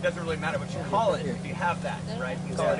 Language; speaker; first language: English; native; English